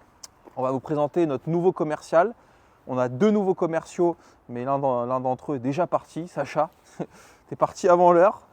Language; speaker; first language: French; native; French